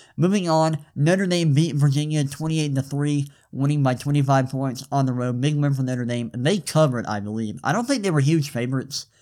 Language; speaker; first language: English; native; English